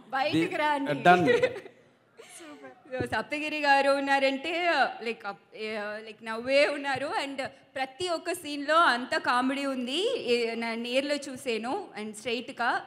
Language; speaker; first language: Telugu; non-native, learner; Tamil